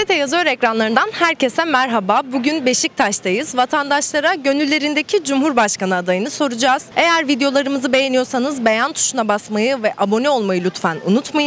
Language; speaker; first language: Turkish; native; Turkish